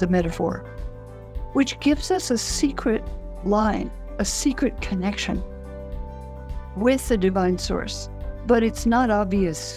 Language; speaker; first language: English; native; English